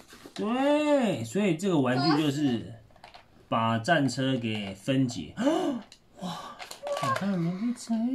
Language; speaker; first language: Chinese; native; Chinese